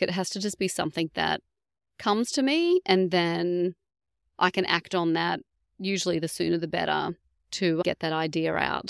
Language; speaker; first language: English; native; English